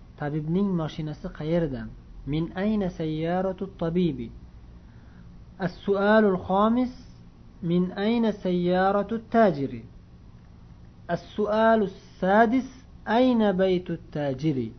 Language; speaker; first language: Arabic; non-native, fluent; Uzbek